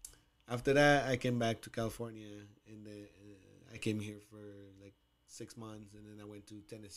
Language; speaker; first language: English; non-native, fluent; Spanish